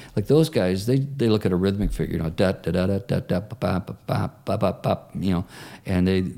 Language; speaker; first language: English; native; English